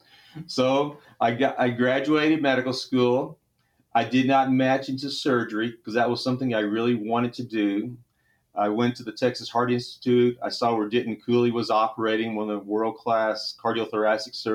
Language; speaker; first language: English; native; English